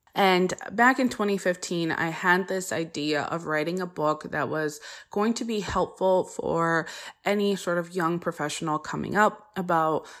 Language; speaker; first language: English; early bilingual, other home language; Polish